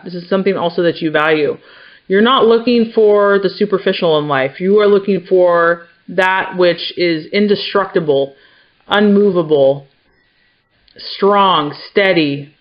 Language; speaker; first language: English; native; English